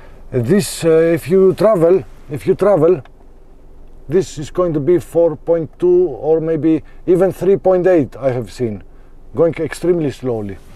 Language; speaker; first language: English; non-native, fluent; Greek